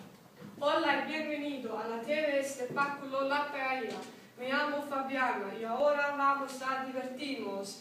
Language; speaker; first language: Spanish; non-native, learner; Swedish